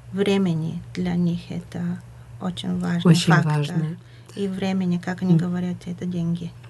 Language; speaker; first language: Russian; non-native, fluent; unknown